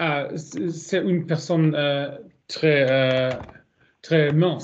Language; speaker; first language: French; non-native, learner; German